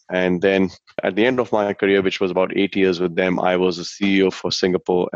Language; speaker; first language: English; non-native, local second language; Hindi